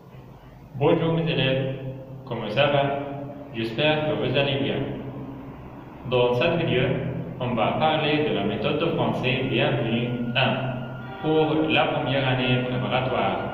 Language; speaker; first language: French; non-native, fluent; Arabic